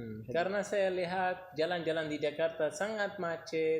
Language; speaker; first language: Indonesian; non-native, learner; Arabic